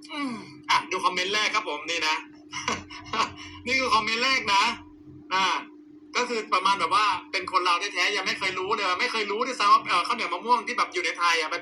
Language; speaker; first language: Thai; native; Thai